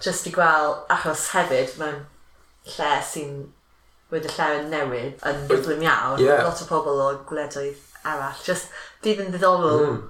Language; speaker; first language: Welsh; non-native, local second language; English